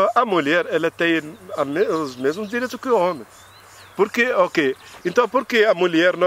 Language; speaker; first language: Portuguese; non-native, fluent; Arabic